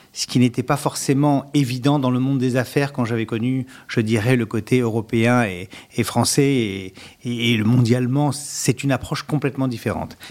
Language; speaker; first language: French; native; French